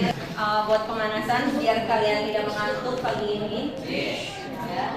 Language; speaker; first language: Indonesian; native; Indonesian